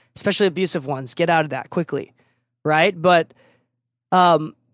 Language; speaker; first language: English; native; English